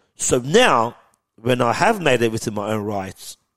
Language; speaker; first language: English; early bilingual, other home language; Persian